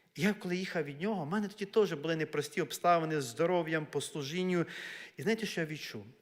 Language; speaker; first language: Ukrainian; native; Ukrainian